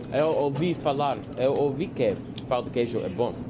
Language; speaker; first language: Portuguese; non-native, learner; English